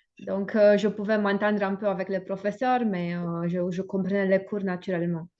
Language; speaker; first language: French; non-native, fluent; Romanian